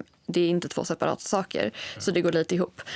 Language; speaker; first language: Swedish; native; Swedish